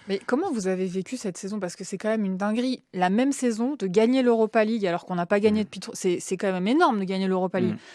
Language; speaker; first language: French; native; French